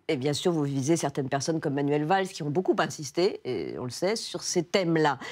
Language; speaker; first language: French; native; French